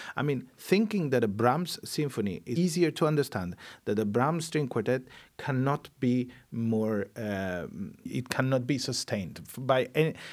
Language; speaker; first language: English; non-native, fluent; Spanish